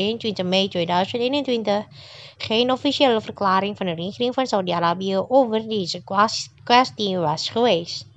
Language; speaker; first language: Dutch; non-native, fluent; Indonesian